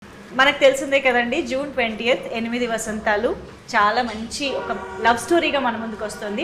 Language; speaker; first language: Telugu; native; Telugu